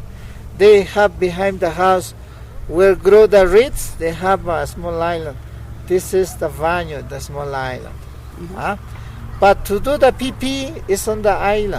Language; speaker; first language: English; non-native, learner; Spanish